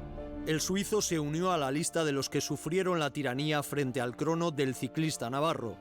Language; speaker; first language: Spanish; native; Spanish